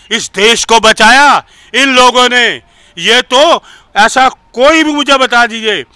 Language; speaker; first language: Hindi; native; Hindi